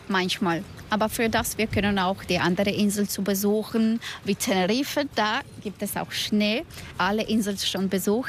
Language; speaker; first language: German; non-native, learner; Croatian